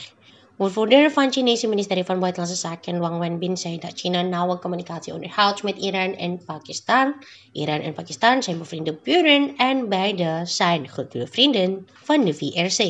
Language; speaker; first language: Dutch; non-native, local second language; Indonesian